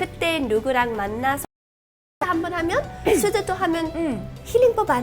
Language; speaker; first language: Korean; non-native, fluent; English